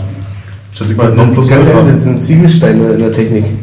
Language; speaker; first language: German; native; German